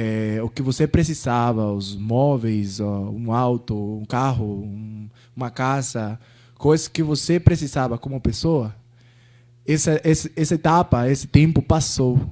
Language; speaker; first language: Portuguese; non-native, fluent; Spanish